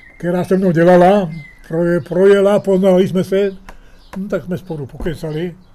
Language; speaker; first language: Czech; early bilingual, heritage; Czech